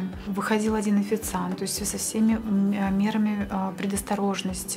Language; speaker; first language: Russian; native; Russian